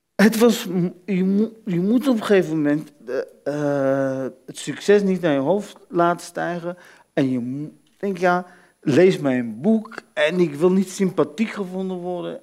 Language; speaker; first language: Dutch; early bilingual, other home language; Arabic